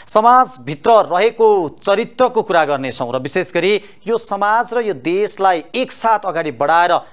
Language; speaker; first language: Nepali; native; Nepali